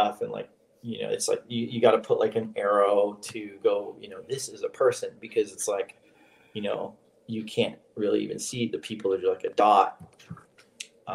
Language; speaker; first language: English; native; English